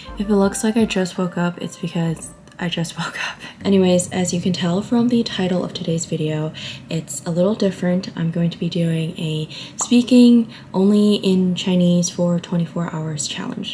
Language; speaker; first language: English; early bilingual, other home language; Chinese